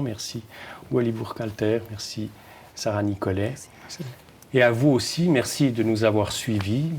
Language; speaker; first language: French; native; French